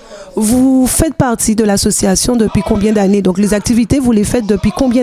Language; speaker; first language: French; native; French